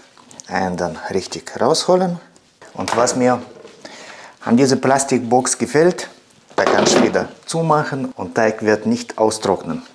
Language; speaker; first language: German; non-native, fluent; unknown